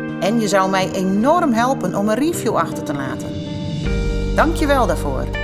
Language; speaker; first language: Dutch; non-native, local second language; Western Frisian